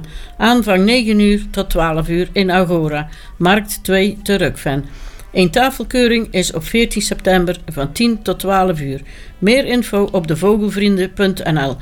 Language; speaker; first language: Dutch; native; Dutch